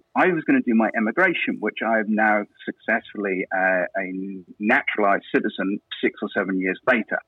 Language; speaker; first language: English; native; English